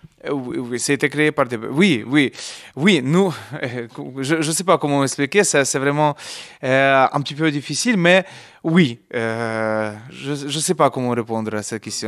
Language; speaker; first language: French; non-native, learner; Ukrainian